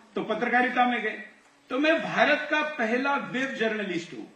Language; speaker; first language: Hindi; non-native, local second language; Marathi